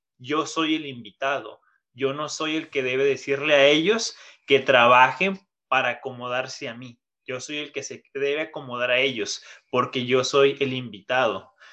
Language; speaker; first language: Spanish; native; Spanish